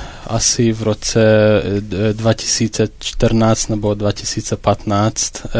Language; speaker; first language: Czech; non-native, fluent; Hungarian